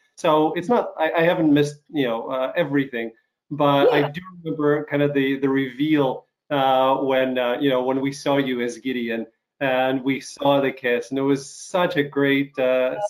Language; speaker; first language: English; non-native, fluent; Ukrainian